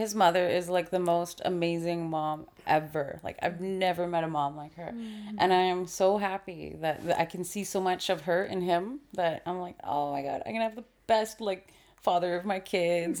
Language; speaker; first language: English; native; English